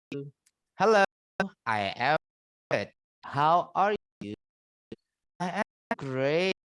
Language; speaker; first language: English; non-native, local second language; Indonesian